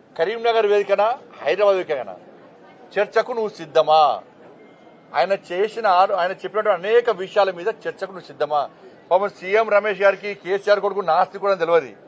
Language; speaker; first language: Telugu; native; Telugu